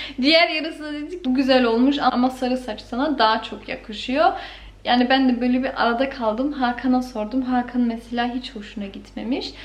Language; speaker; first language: Turkish; early bilingual, heritage; Turkish